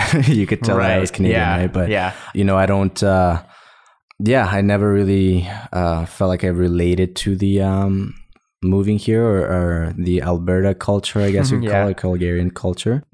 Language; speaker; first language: English; early bilingual, other home language; Spanish